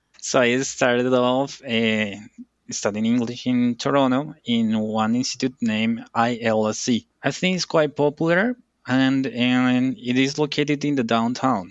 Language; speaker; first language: English; non-native, fluent; Spanish